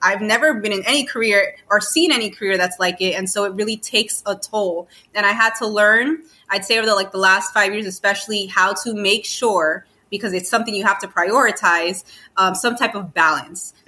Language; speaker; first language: English; native; English